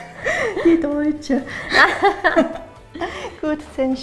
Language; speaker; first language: German; non-native, fluent; Japanese